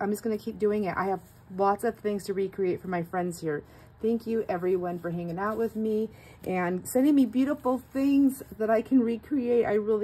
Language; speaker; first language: English; native; English